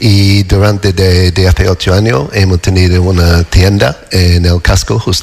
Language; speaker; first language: Spanish; non-native, fluent; English